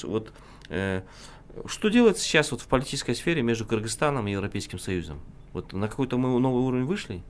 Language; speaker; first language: Russian; non-native, local second language; Kyrgyz